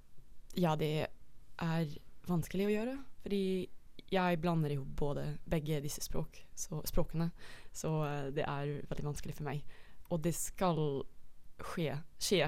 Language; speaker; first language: Swedish; non-native, fluent; Dutch